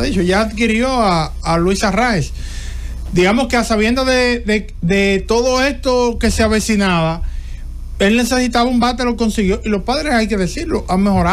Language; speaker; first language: Spanish; native; Spanish